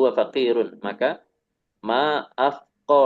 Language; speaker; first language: Arabic; non-native, fluent; Indonesian